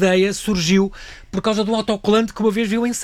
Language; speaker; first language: Portuguese; native; Portuguese